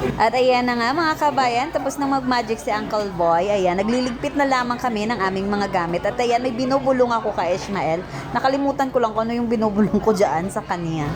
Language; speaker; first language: Filipino; native; Filipino